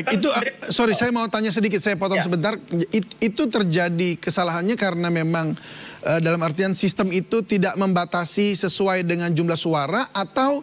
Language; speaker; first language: Indonesian; native; Indonesian